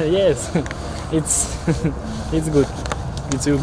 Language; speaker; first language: English; non-native, learner; Ukrainian